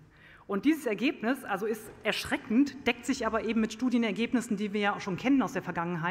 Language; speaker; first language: German; native; German